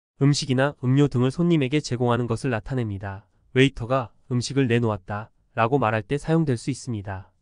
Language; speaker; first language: Korean; native; Korean